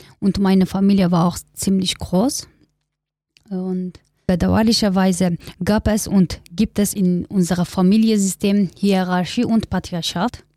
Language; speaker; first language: German; non-native, learner; Kurdish